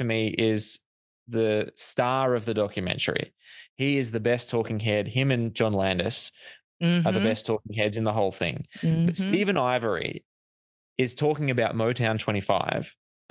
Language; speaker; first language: English; native; English